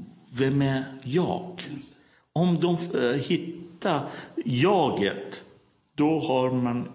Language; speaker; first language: Swedish; non-native, learner; Persian